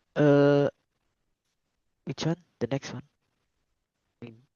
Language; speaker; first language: English; non-native, fluent; Malay